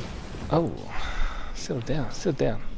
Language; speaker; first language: English; native; English